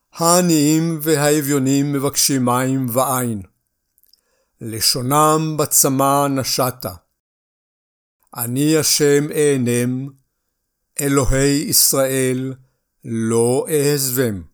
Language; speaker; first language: Hebrew; native; Hebrew